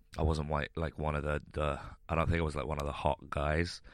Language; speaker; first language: English; native; English